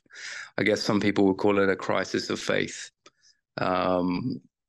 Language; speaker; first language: English; native; English